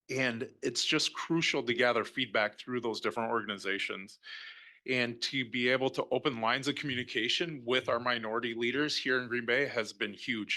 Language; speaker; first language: English; native; English